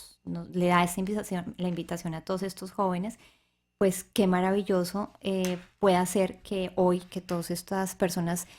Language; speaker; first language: Spanish; native; Spanish